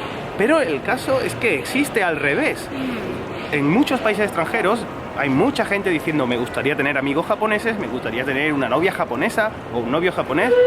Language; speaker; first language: Spanish; native; Spanish